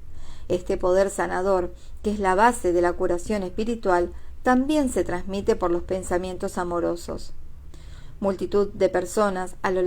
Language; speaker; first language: Spanish; native; Spanish